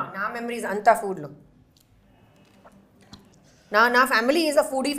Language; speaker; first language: Telugu; non-native, local second language; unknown